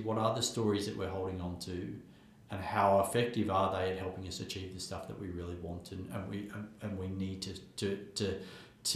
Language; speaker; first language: English; native; English